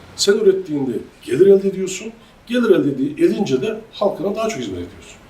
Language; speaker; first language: Turkish; native; Turkish